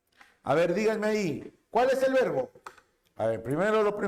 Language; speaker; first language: Spanish; native; Spanish